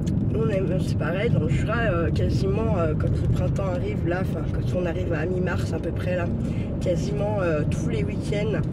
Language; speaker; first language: French; native; French